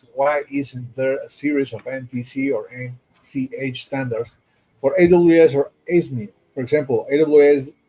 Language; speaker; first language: English; non-native, fluent; Spanish